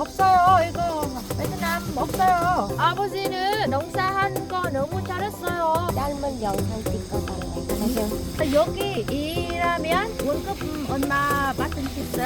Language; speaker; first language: Korean; non-native, local second language; Vietnamese